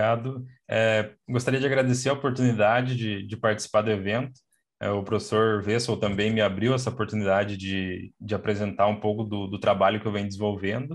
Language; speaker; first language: Portuguese; native; Portuguese